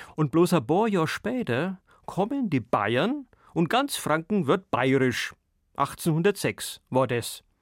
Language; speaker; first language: German; native; German